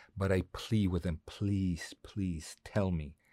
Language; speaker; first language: English; non-native, fluent; Spanish